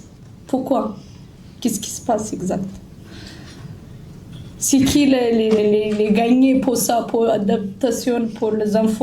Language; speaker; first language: French; non-native, learner; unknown